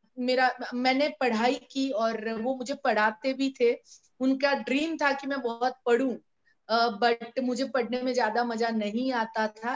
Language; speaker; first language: Hindi; non-native, local second language; Gujarati